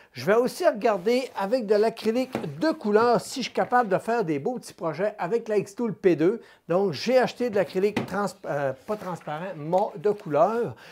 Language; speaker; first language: French; native; French